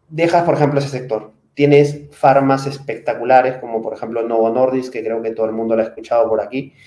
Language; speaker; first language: Spanish; native; Spanish